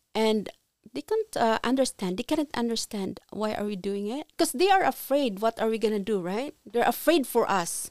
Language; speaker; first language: English; non-native, local second language; Cebuano